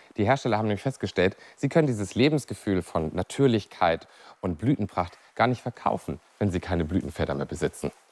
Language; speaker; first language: German; native; German